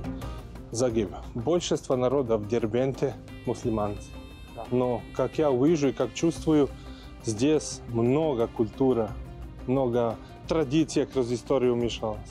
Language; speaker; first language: Russian; non-native, learner; Serbian